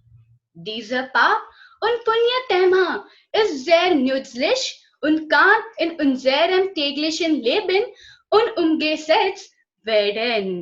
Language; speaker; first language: German; non-native, learner; Gujarati